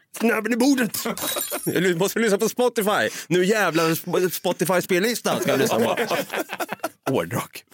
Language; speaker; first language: Swedish; native; Swedish